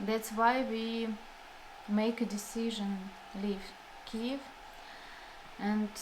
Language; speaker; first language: English; non-native, learner; Russian